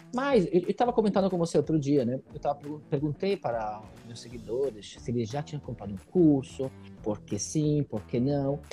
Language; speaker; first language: Portuguese; non-native, fluent; Italian